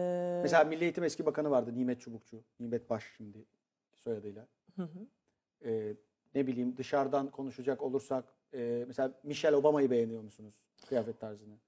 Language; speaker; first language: Turkish; native; Turkish